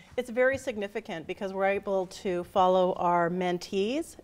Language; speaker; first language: English; native; English